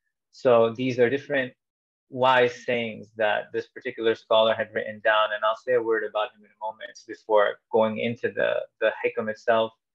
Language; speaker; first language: English; native; English